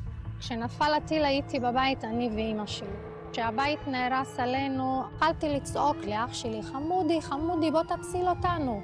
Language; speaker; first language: Hebrew; non-native, local second language; Arabic